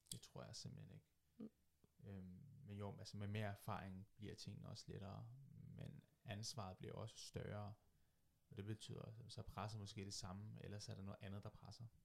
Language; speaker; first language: Danish; early bilingual, other home language; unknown